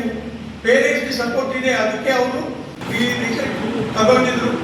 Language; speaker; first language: Kannada; non-native, learner; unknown